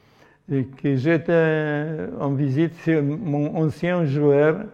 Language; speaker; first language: French; non-native, learner; Polish